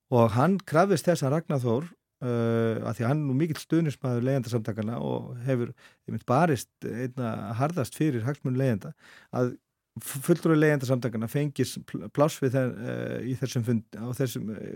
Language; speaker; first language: Icelandic; native; Icelandic